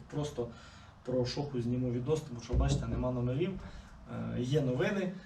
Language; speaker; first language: Ukrainian; non-native, local second language; Russian